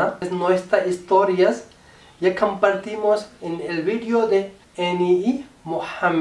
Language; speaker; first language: Spanish; non-native, learner; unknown